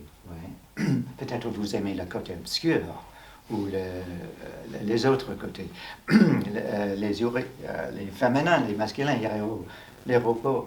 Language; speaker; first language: French; non-native, learner; English